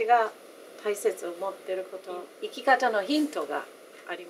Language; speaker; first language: Japanese; non-native, fluent; English